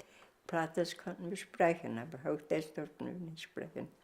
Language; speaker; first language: German; early bilingual, heritage; Plautdietsch